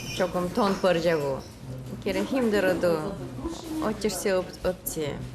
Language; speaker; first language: Korean; early bilingual, heritage; Russian